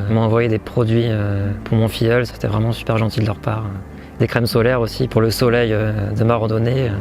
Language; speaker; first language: French; native; French